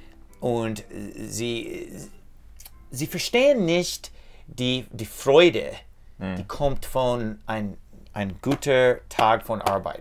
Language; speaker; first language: German; non-native, fluent; English